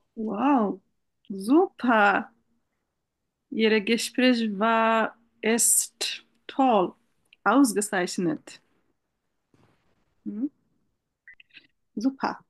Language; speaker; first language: German; non-native, fluent; Bangla